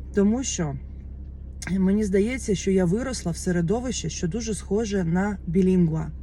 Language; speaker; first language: Ukrainian; native; Ukrainian